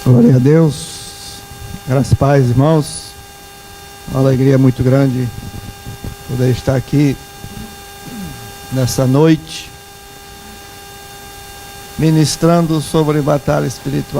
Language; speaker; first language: Portuguese; early bilingual, other home language; English